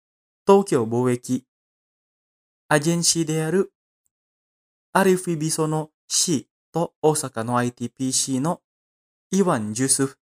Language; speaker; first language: Japanese; non-native, fluent; Indonesian